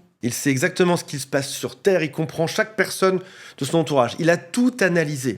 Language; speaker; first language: French; native; French